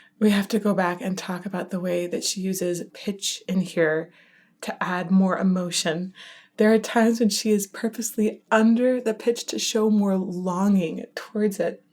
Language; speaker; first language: English; native; English